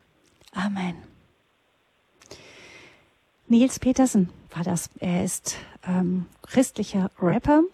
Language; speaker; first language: German; native; German